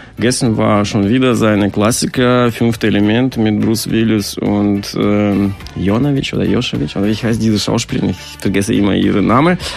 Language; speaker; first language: German; non-native, fluent; Russian